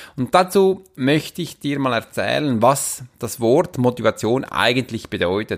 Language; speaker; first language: German; native; German